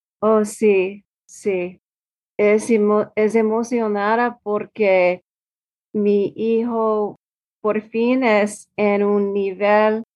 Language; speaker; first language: Spanish; non-native, learner; English